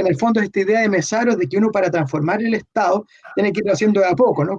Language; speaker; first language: Spanish; native; Spanish